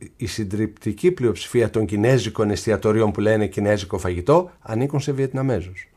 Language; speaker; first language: Greek; native; Greek